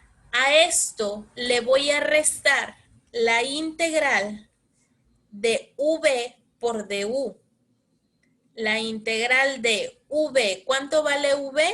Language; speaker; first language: Spanish; native; Spanish